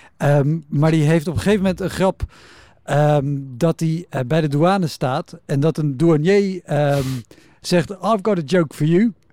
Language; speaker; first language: Dutch; native; Dutch